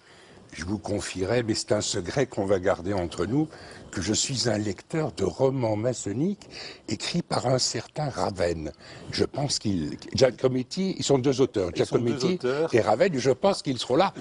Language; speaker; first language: French; native; French